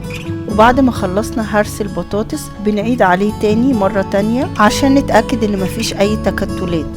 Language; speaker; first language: Arabic; native; Arabic